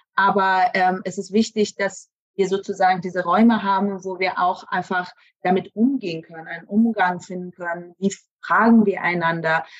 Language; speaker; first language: German; native; German